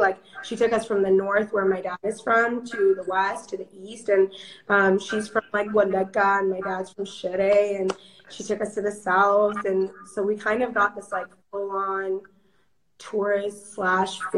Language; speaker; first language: English; early bilingual, other home language; Amharic